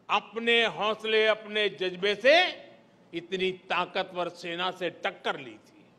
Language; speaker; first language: Hindi; non-native, local second language; Gujarati